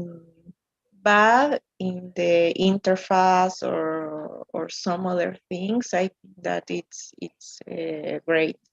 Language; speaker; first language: English; non-native, learner; Spanish